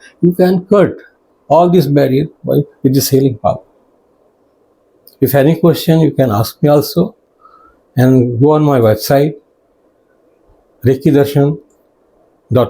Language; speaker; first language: Hindi; native; Hindi